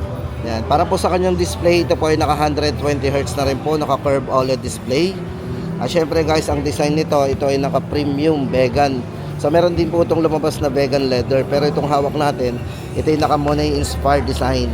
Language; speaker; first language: Filipino; native; Filipino